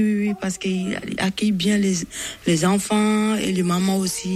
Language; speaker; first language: French; non-native, local second language; Bambara